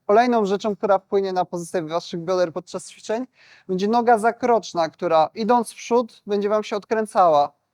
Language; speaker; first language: Polish; native; Polish